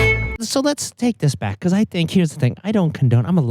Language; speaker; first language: English; native; English